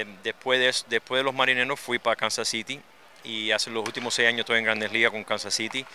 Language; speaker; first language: Spanish; early bilingual, other home language; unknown